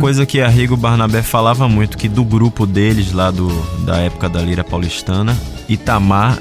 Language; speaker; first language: Portuguese; native; Portuguese